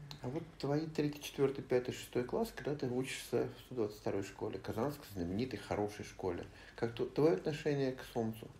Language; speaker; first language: Russian; native; Russian